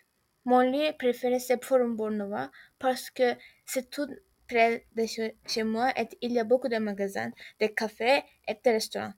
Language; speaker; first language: French; non-native, learner; Turkish